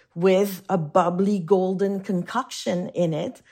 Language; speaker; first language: English; non-native, fluent; French